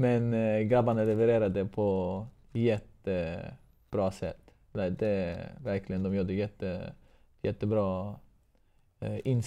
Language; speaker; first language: Swedish; non-native, fluent; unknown